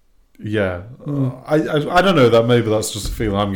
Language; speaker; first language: English; native; English